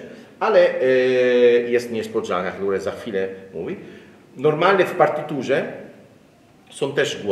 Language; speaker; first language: Polish; non-native, learner; Italian